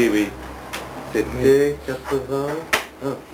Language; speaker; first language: French; non-native, fluent; Japanese